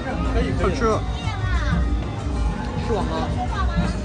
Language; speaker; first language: Chinese; non-native, fluent; Thai